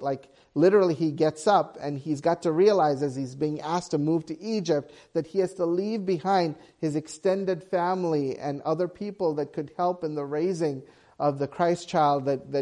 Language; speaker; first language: English; non-native, local second language; Tamil